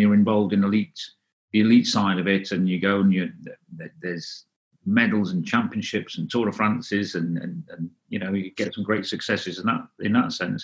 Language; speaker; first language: English; non-native, local second language; Welsh